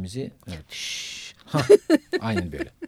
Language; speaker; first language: Turkish; non-native, fluent; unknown